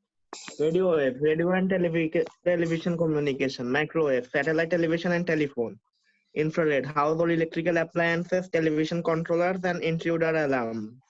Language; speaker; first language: English; non-native, local second language; Bangla